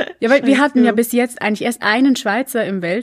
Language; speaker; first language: German; native; German